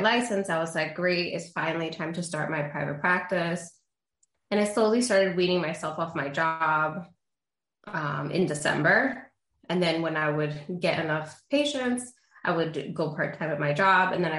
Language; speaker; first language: English; early bilingual, other home language; Spanish